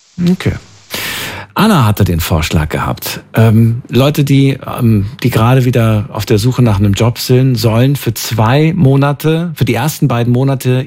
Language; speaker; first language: German; native; German